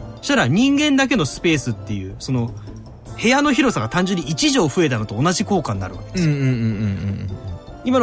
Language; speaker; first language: Japanese; native; Japanese